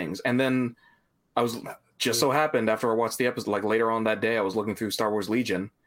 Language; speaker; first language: English; native; English